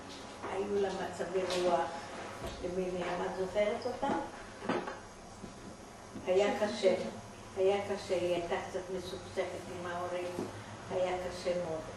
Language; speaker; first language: Hebrew; non-native, fluent; German